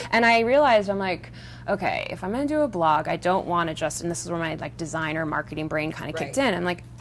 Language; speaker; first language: English; native; English